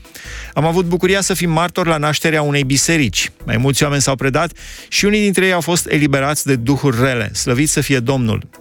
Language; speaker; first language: Romanian; native; Romanian